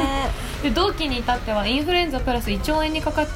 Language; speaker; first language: Japanese; native; Japanese